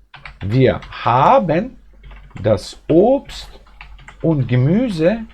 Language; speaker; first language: German; non-native, fluent; Bosnian